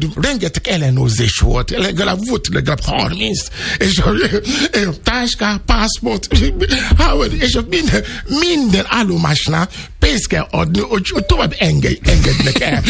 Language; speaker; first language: Hungarian; non-native, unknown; Yoruba